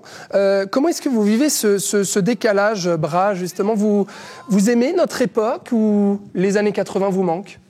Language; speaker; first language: French; native; French